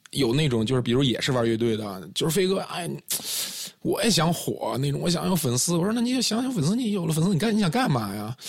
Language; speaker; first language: Chinese; native; Chinese